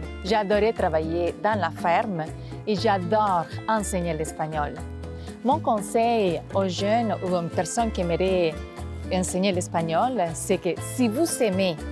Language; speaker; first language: French; non-native, fluent; Spanish